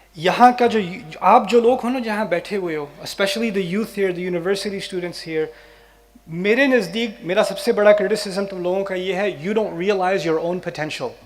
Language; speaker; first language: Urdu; native; Urdu